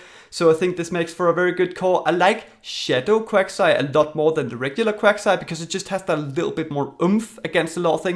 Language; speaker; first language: English; native; English